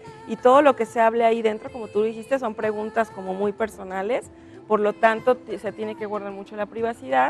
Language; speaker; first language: Spanish; native; Spanish